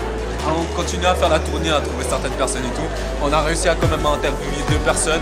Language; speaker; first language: French; native; French